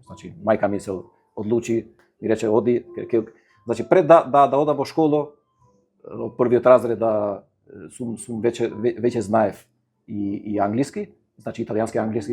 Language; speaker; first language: Macedonian; non-native, fluent; Albanian